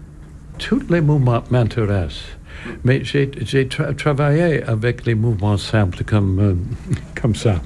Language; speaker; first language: French; non-native, learner; English